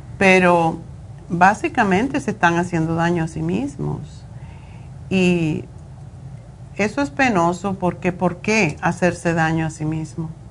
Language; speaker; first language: Spanish; native; Spanish